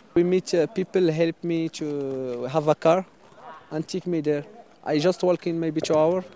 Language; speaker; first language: English; non-native, fluent; Arabic